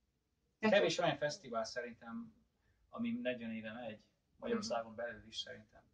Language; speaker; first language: Hungarian; early bilingual, heritage; Hungarian